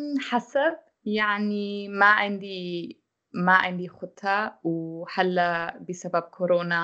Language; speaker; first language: Arabic; non-native, learner; German